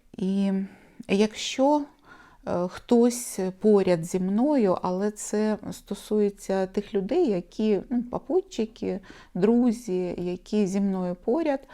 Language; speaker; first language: Ukrainian; non-native, local second language; Russian